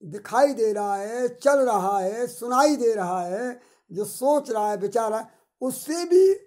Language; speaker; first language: Hindi; native; Hindi